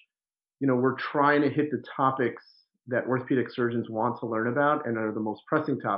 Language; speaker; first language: English; native; English